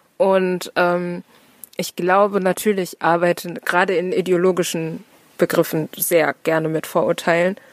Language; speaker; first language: German; native; German